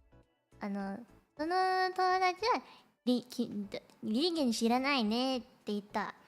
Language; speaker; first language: Japanese; non-native, learner; Cantonese